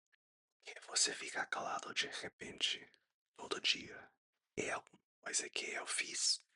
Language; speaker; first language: Portuguese; non-native, learner; English